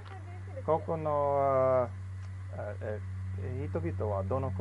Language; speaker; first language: Japanese; non-native, learner; English